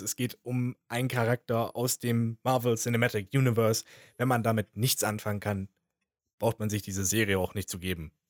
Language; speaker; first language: German; native; German